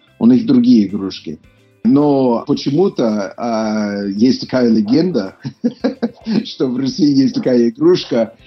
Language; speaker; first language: Russian; non-native, fluent; English